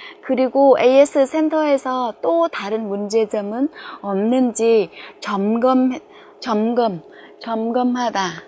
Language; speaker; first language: Korean; non-native, fluent; Vietnamese